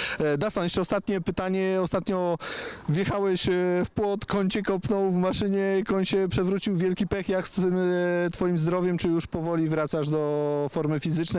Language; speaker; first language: Polish; native; Polish